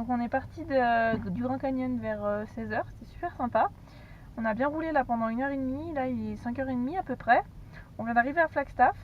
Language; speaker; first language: French; native; French